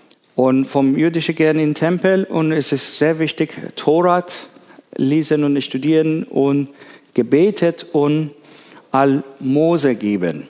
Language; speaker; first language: German; non-native, learner; Persian